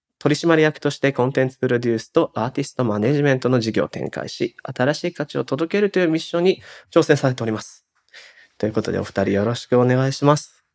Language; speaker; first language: Japanese; native; Japanese